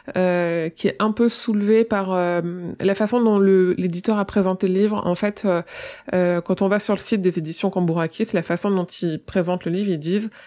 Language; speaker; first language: French; native; French